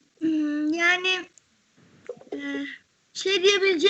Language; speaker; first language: Turkish; early bilingual, heritage; Turkish